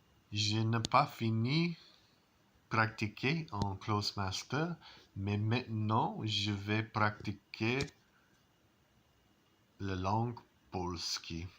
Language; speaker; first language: French; non-native, learner; English